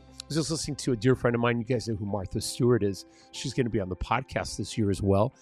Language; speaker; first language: English; early bilingual, other home language; Spanish